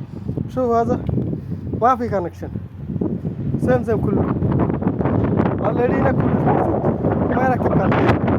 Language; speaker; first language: Arabic; non-native, learner; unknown